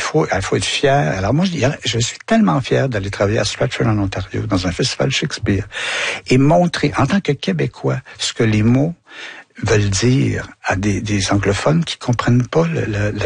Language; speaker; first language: French; native; French